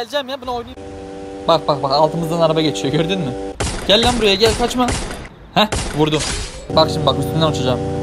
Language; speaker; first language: Turkish; native; Turkish